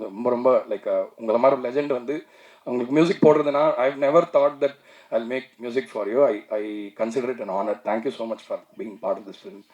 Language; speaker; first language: Tamil; native; Tamil